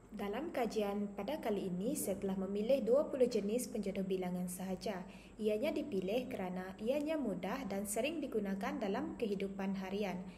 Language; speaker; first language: Malay; non-native, local second language; Iban